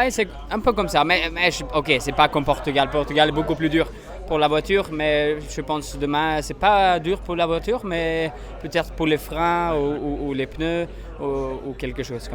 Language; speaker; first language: French; non-native, fluent; Swedish